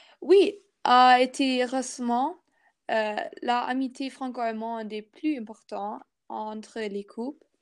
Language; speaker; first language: French; non-native, learner; German